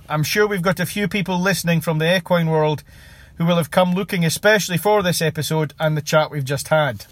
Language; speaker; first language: English; native; English